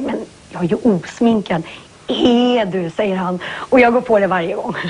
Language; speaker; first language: Swedish; native; Swedish